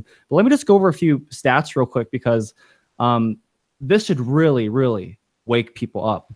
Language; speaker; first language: English; native; English